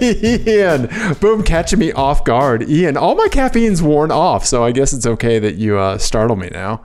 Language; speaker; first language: English; native; English